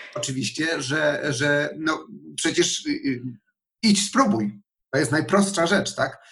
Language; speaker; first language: Polish; native; Polish